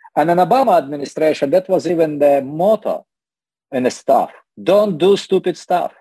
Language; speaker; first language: English; non-native, learner; Russian